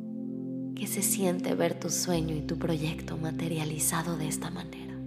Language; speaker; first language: Spanish; native; Spanish